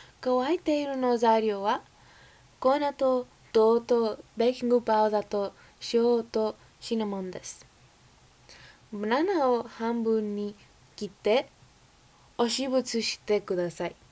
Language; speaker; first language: Japanese; non-native, learner; English